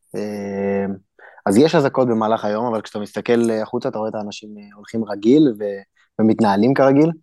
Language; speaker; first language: Hebrew; native; Hebrew